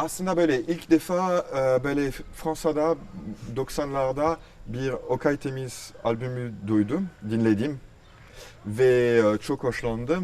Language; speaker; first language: Turkish; non-native, fluent; French